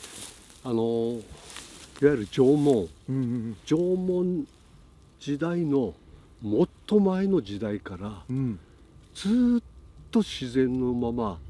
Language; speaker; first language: Japanese; native; Japanese